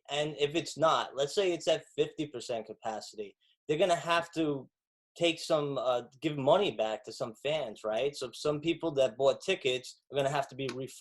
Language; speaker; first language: English; native; English